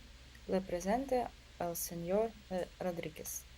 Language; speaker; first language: Spanish; non-native, learner; Russian